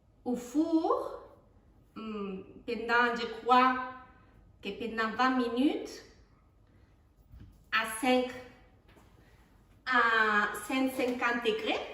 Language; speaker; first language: French; non-native, fluent; Spanish